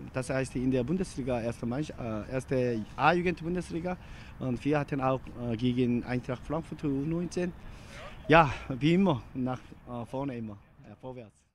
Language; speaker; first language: German; non-native, learner; Korean